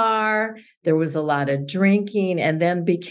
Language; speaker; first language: English; native; English